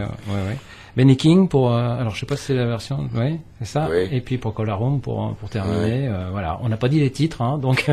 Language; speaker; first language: French; native; French